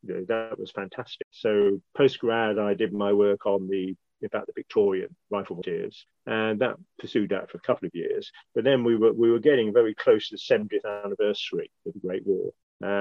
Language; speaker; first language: English; native; English